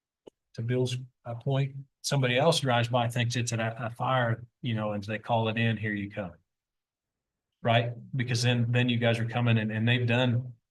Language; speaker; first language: English; native; English